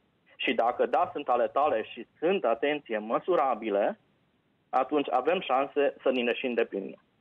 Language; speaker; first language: Romanian; native; Romanian